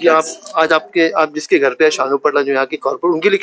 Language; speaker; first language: Hindi; native; Hindi